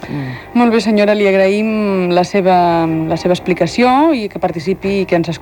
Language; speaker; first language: Catalan; native; Catalan